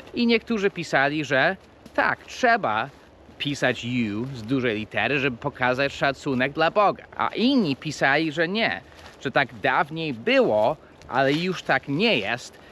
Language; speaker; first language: Polish; non-native, fluent; English